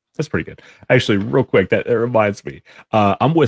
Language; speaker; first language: English; native; English